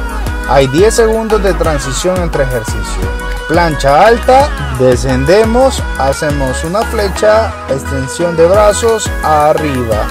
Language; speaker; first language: Spanish; native; Spanish